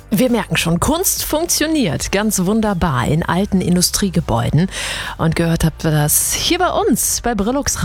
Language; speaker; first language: German; native; German